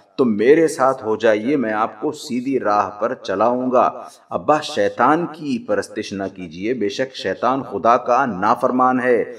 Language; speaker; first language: Urdu; native; Urdu